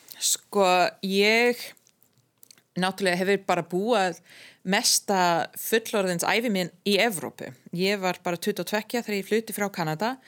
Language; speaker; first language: Icelandic; non-native, fluent; English